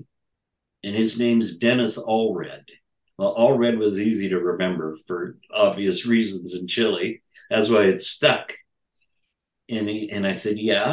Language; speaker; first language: English; native; English